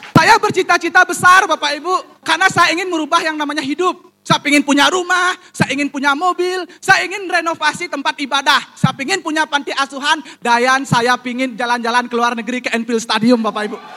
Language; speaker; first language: Indonesian; native; Indonesian